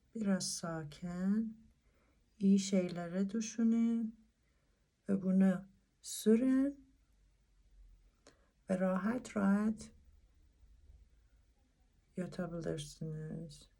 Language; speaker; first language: Turkish; non-native, learner; Persian